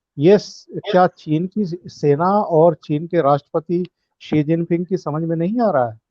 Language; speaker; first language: Hindi; native; Hindi